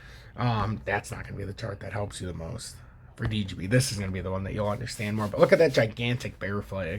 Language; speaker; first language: English; native; English